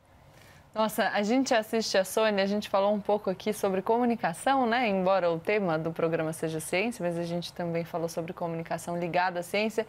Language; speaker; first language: Portuguese; native; Portuguese